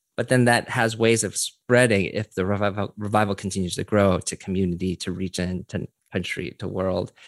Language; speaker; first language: English; early bilingual, other home language; Korean